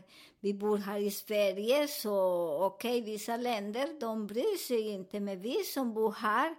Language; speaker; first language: Swedish; non-native, learner; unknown